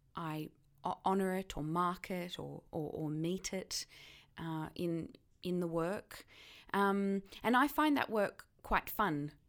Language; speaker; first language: English; native; English